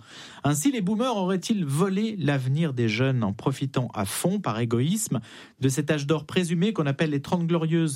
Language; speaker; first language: French; native; French